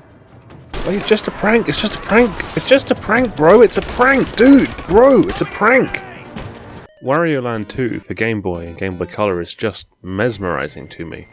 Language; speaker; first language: English; native; English